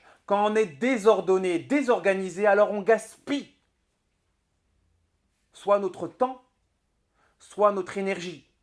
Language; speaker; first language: French; native; French